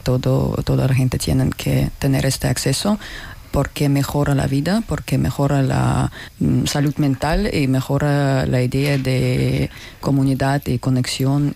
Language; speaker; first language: Spanish; non-native, learner; Russian